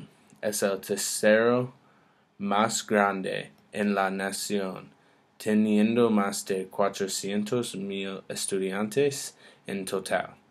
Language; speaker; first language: Spanish; non-native, learner; English